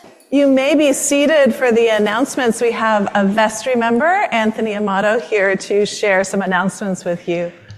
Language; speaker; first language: English; native; English